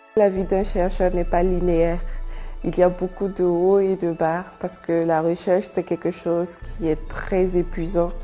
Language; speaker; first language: French; non-native, local second language; Mossi